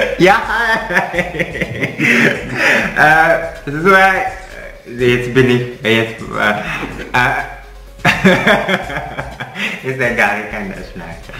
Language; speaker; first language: German; non-native, learner; Indonesian